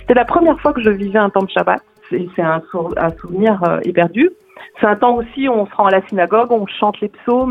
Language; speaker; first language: French; native; French